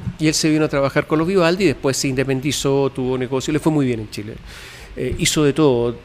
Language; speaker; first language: Spanish; native; Spanish